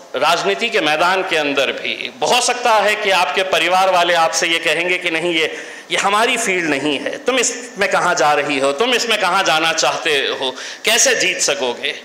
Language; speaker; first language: Hindi; non-native, local second language; Marathi